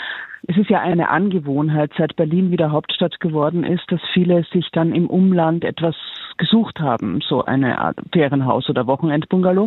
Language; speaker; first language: German; native; German